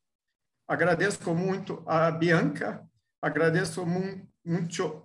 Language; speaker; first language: Portuguese; non-native, fluent; Spanish